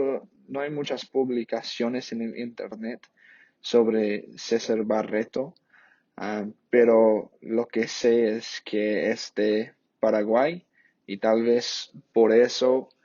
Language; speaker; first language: Spanish; non-native, fluent; English